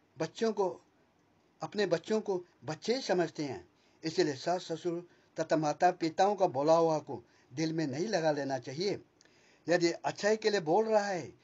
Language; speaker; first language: Hindi; non-native, local second language; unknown